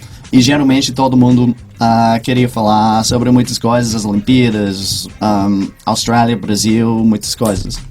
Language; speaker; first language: Portuguese; non-native, fluent; English